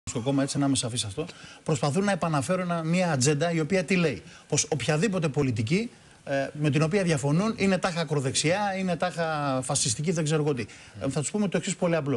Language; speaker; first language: Greek; native; Greek